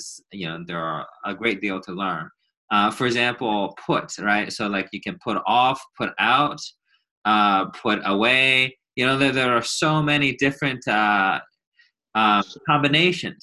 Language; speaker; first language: English; non-native, fluent; Chinese